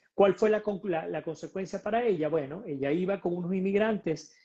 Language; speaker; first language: Spanish; native; Spanish